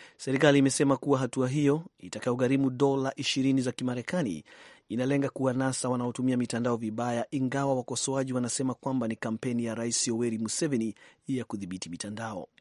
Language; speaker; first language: Swahili; native; Swahili